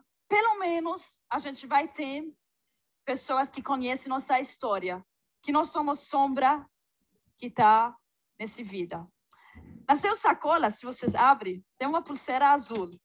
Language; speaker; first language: Portuguese; non-native, fluent; Arabic